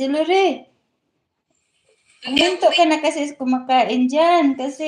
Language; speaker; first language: Filipino; non-native, local second language; Cebuano